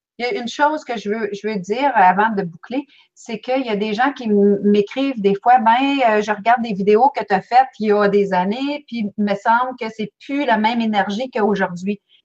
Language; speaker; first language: French; native; French